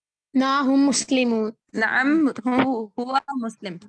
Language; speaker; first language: Arabic; non-native, learner; Urdu